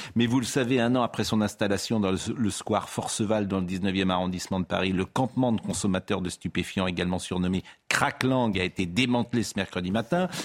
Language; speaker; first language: French; native; French